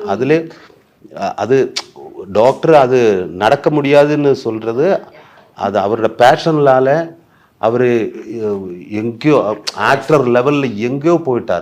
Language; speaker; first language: Tamil; non-native, learner; Malayalam